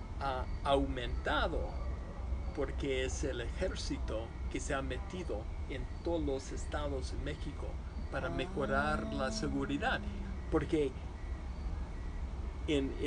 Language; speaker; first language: Spanish; non-native, fluent; English